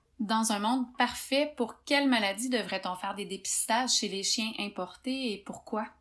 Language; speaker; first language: French; native; French